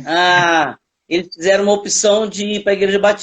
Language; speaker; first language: Portuguese; native; Portuguese